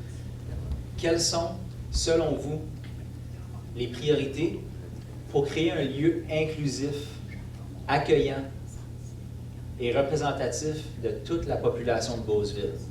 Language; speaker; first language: French; native; French